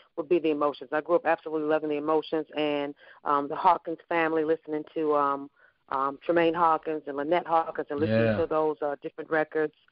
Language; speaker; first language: English; native; English